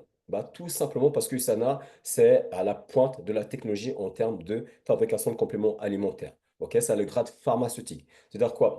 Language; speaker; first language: French; native; French